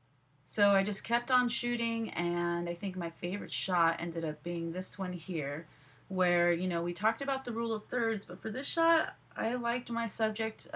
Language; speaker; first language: English; native; English